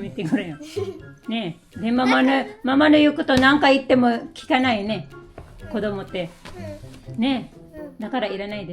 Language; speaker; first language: Japanese; non-native, fluent; Filipino